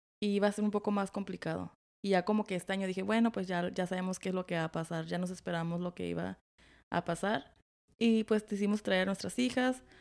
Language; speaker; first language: Spanish; early bilingual, heritage; Spanish